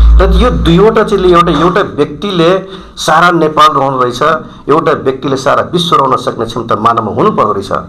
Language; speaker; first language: Nepali; non-native, local second language; Rana Tharu